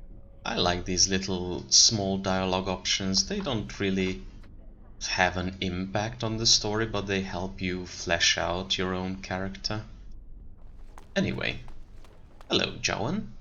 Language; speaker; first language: English; non-native, fluent; German